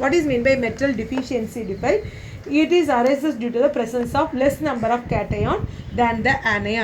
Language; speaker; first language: English; non-native, local second language; Tamil